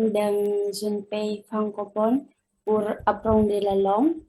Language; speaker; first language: French; non-native, learner; Indonesian